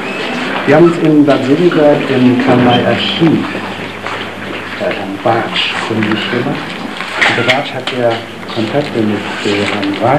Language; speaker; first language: German; non-native, fluent; French